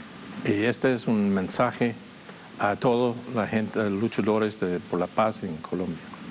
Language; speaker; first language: Spanish; non-native, fluent; English